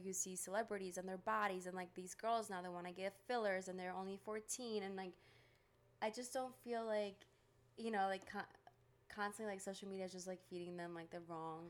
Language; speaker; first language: English; early bilingual, other home language; Greek